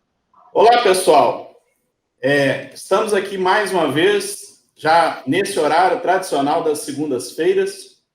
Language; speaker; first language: Portuguese; native; Portuguese